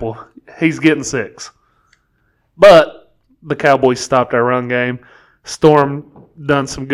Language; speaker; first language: English; native; English